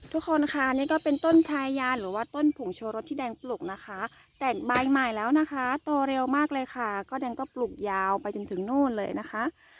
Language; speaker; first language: Thai; non-native, local second language; S'gaw Karen